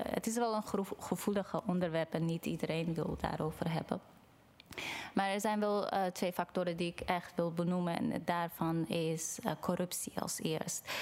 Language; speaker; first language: Dutch; non-native, fluent; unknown